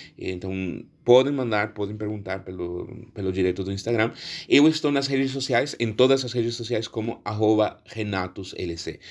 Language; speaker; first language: Portuguese; non-native, fluent; Spanish